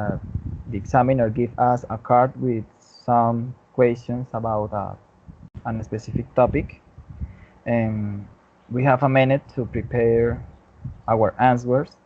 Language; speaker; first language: English; non-native, learner; Spanish